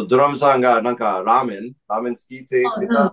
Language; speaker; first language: Japanese; non-native, fluent; English